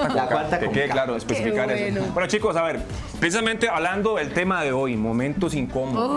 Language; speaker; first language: Spanish; native; Spanish